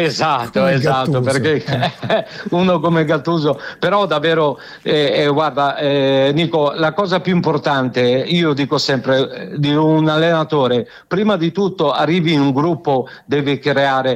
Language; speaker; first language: Italian; native; Italian